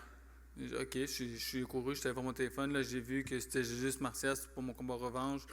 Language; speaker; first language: French; native; French